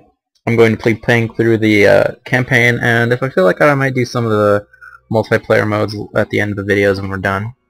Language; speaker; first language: English; native; English